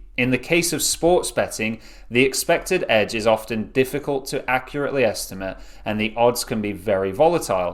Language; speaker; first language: English; native; English